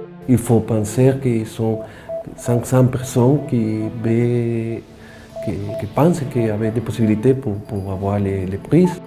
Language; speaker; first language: French; non-native, learner; Spanish